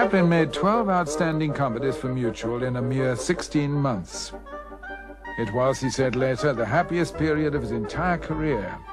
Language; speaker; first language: English; native; English